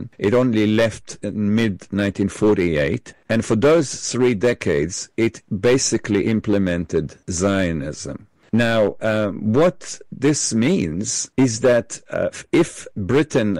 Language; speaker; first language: English; non-native, fluent; Hebrew